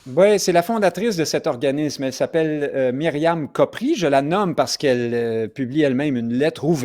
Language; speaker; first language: French; native; French